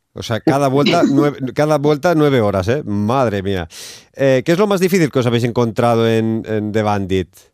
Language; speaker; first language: Spanish; non-native, local second language; Catalan